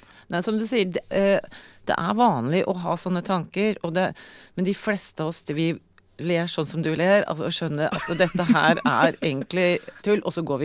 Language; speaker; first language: Norwegian; native; Norwegian